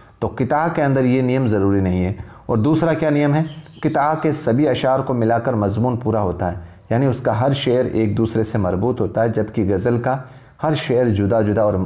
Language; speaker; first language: Urdu; native; Urdu